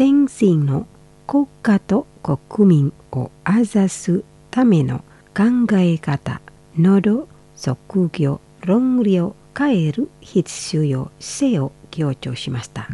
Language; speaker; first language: Japanese; non-native, fluent; Indonesian